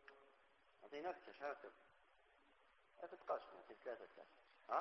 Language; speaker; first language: Arabic; native; Arabic